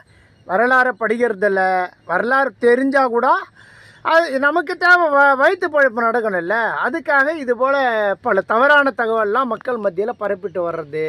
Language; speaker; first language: Tamil; native; Tamil